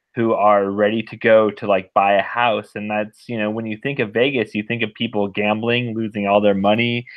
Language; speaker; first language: English; native; English